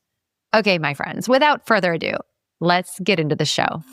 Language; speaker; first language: English; native; English